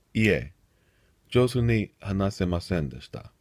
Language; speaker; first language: Japanese; non-native, learner; English